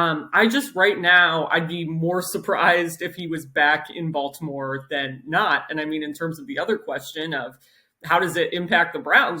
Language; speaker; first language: English; native; English